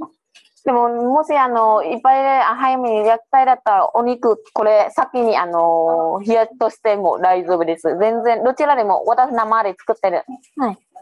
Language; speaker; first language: Japanese; non-native, learner; Vietnamese